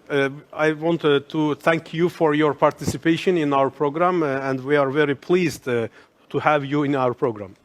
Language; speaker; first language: English; non-native, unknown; Azerbaijani